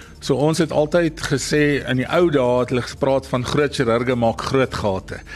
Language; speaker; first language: Afrikaans; native; Afrikaans